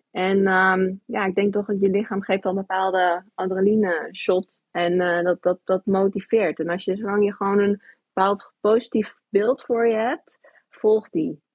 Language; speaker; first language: Dutch; early bilingual, heritage; Dutch